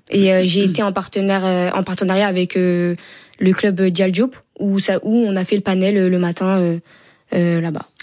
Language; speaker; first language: French; early bilingual, other home language; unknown